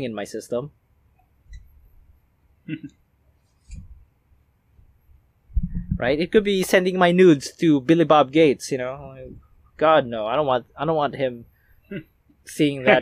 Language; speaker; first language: English; non-native, local second language; Filipino